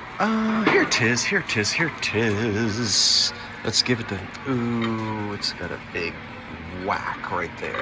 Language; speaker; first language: English; native; English